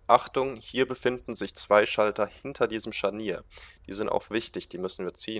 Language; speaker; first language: German; native; German